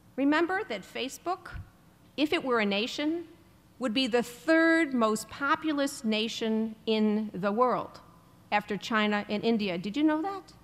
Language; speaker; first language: English; native; English